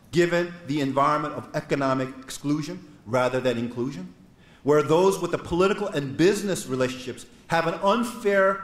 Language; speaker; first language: English; non-native, fluent; Korean